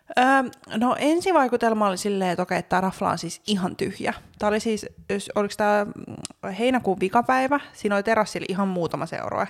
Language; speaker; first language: Finnish; native; Finnish